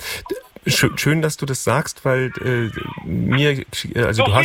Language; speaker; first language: German; native; German